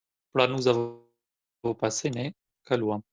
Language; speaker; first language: French; non-native, fluent; Albanian